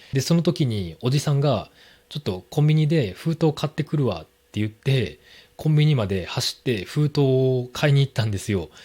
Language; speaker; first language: Japanese; native; Japanese